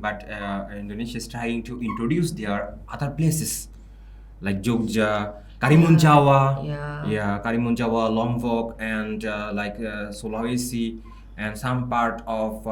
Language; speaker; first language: English; non-native, local second language; Bangla